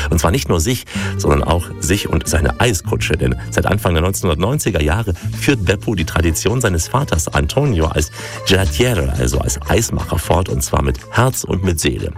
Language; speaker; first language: German; native; German